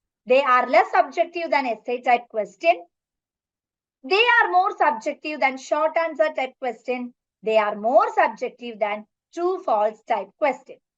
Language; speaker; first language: English; non-native, local second language; Malayalam